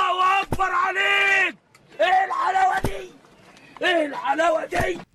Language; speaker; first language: Arabic; native; Arabic